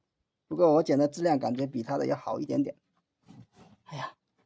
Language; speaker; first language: Chinese; native; Chinese